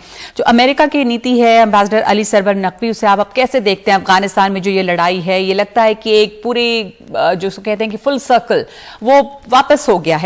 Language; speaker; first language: Hindi; native; Hindi